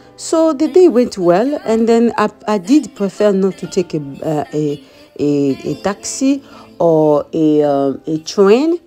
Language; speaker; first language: English; non-native, fluent; Lingala